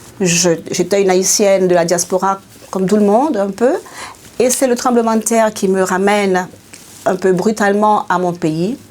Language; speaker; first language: French; native; French